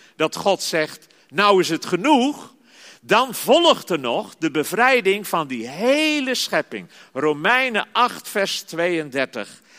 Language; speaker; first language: Dutch; native; Dutch